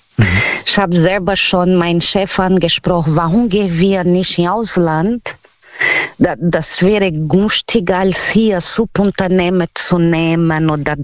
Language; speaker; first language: German; non-native, learner; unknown